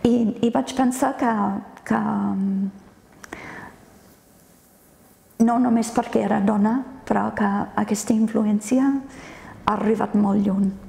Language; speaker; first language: Catalan; non-native, fluent; English